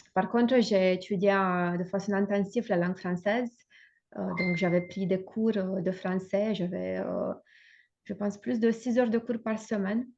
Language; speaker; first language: French; non-native, fluent; Romanian